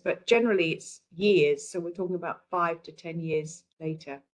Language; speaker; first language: English; native; English